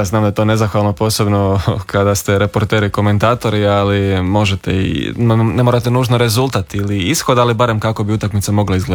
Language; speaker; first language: Serbian; native; Serbian